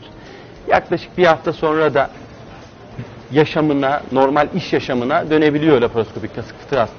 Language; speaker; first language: Turkish; native; Turkish